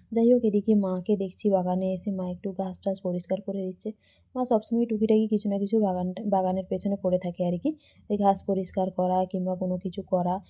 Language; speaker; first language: Bangla; non-native, local second language; Santali